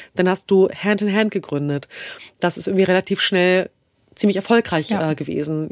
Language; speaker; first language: German; early bilingual, other home language; Kurdish